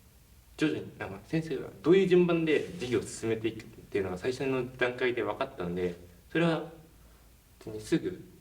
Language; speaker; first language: Japanese; native; Japanese